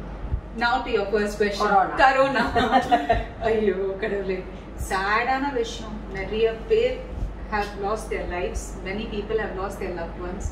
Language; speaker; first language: Tamil; non-native, local second language; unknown